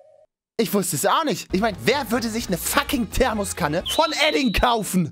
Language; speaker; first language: German; native; German